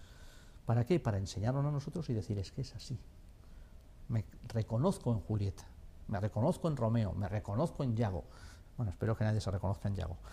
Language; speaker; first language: Spanish; native; Spanish